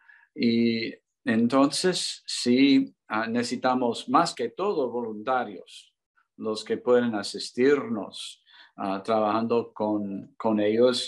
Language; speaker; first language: Spanish; non-native, learner; English